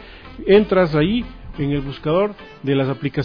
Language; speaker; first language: Spanish; native; Spanish